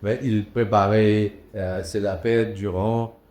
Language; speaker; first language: French; non-native, local second language; Morisyen